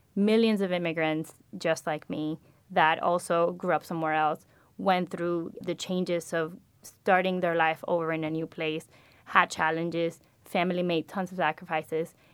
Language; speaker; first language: English; non-native, fluent; Spanish